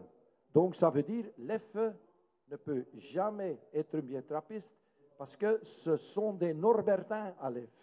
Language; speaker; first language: French; non-native, local second language; Dutch